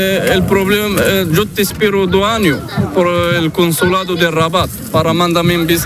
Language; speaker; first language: Spanish; non-native, learner; Arabic